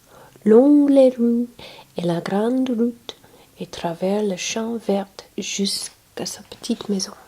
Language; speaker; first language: French; non-native, learner; English